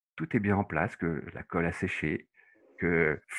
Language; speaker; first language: French; native; French